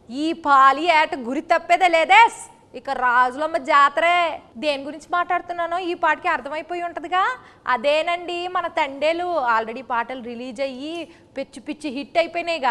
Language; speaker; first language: Telugu; native; Telugu